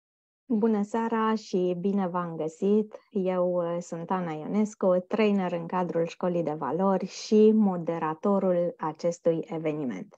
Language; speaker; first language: Romanian; native; Romanian